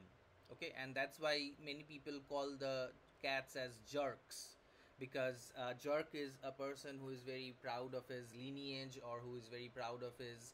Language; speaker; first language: English; non-native, local second language; Bangla